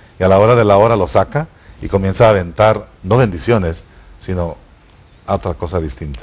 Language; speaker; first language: Spanish; native; Spanish